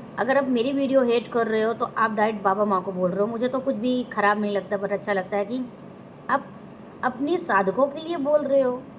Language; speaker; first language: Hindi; non-native, local second language; Gujarati